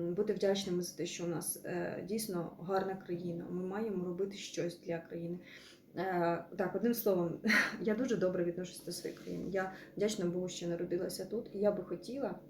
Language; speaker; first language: Ukrainian; non-native, local second language; Russian